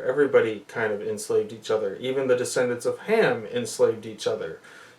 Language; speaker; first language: English; native; English